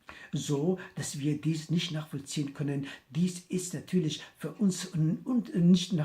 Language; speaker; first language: German; non-native, fluent; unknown